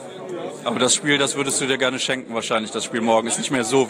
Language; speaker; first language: German; native; German